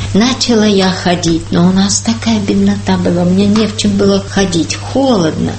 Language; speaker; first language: Russian; early bilingual, heritage; Russian